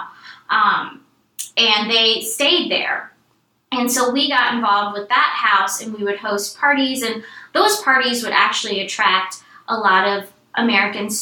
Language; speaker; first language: English; native; English